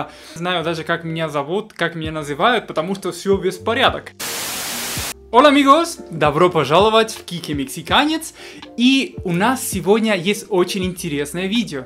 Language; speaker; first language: Russian; non-native, fluent; Spanish